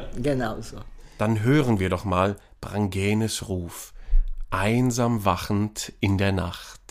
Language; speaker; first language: German; native; German